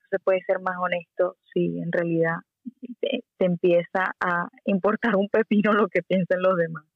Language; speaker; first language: Spanish; native; Spanish